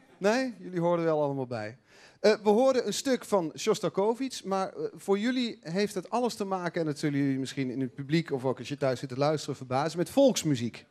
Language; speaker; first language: Dutch; native; Dutch